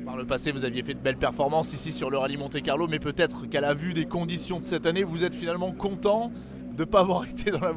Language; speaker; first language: French; native; French